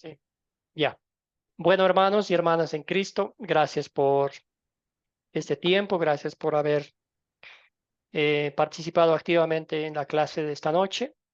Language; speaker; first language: Spanish; native; Spanish